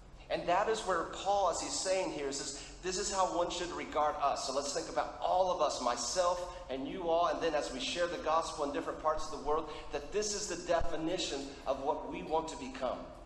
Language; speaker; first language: English; early bilingual, other home language; Spanish